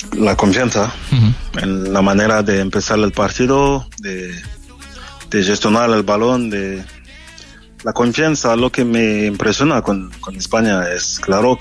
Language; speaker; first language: Spanish; non-native, learner; French